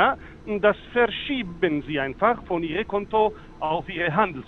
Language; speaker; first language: German; non-native, fluent; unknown